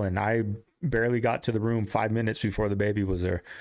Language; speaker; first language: English; native; English